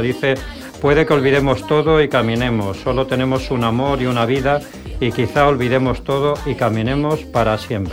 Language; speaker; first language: Spanish; native; Spanish